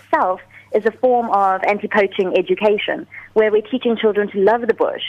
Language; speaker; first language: English; native; English